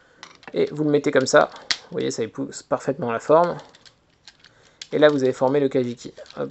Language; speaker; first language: French; native; French